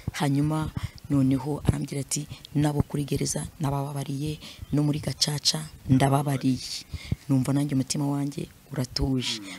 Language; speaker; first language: Kinyarwanda; non-native, fluent; Swahili